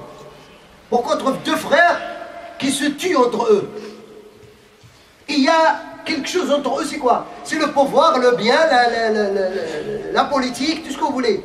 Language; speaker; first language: French; non-native, fluent; Arabic